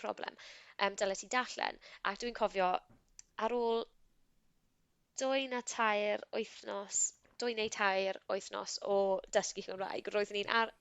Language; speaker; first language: Welsh; non-native, local second language; English